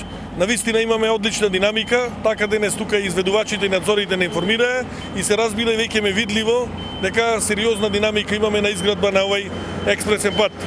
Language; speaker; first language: Macedonian; native; Macedonian